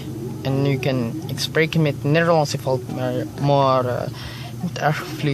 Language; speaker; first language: Dutch; non-native, learner; Filipino